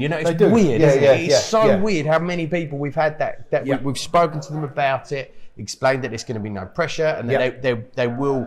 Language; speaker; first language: English; native; English